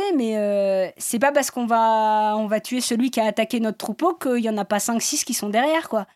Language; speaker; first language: French; native; French